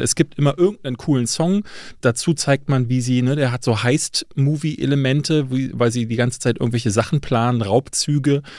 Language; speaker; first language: German; native; German